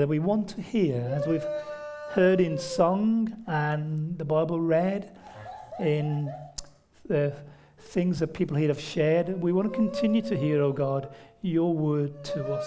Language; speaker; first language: English; native; English